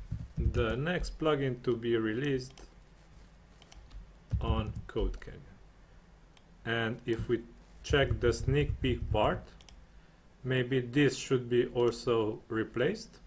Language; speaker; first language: English; non-native, fluent; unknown